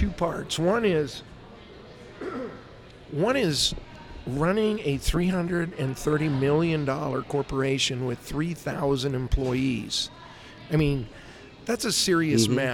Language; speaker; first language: English; native; English